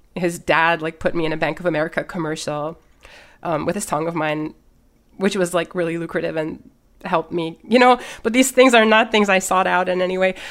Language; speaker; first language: English; early bilingual, other home language; German